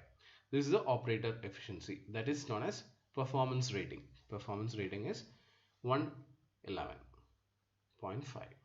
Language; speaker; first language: English; non-native, local second language; Malayalam